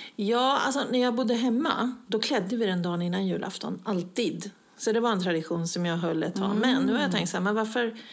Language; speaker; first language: Swedish; native; Swedish